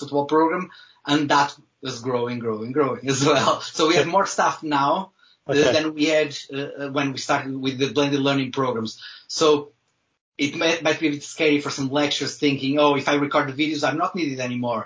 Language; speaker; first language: English; non-native, fluent; Portuguese